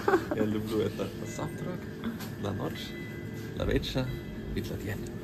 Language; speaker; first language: Russian; non-native, learner; German